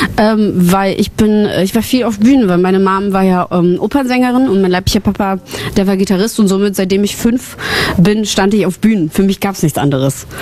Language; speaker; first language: German; early bilingual, other home language; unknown